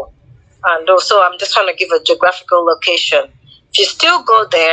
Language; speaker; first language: English; non-native, local second language; Igbo